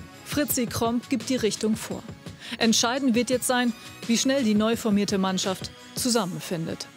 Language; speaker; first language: German; native; German